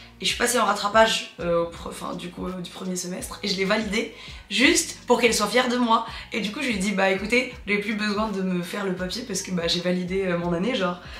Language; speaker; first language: French; non-native, local second language; Arabic